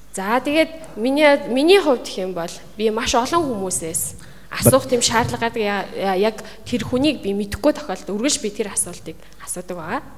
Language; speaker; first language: Mongolian; native; Mongolian